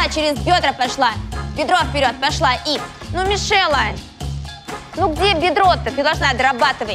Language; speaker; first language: Russian; native; Russian